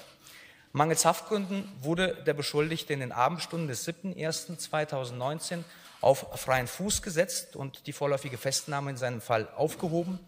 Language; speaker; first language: German; native; German